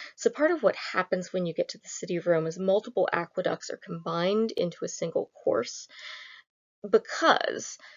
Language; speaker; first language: English; native; English